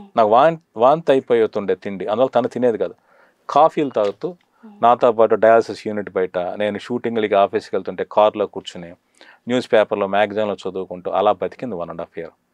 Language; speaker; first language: Telugu; native; Telugu